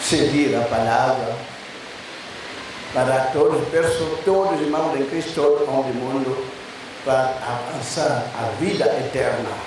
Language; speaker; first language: Portuguese; non-native, learner; Lingala